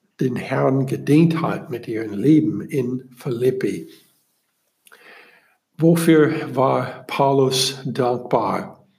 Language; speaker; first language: German; non-native, learner; English